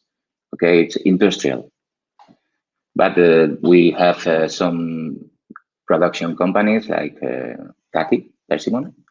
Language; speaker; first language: English; non-native, learner; Spanish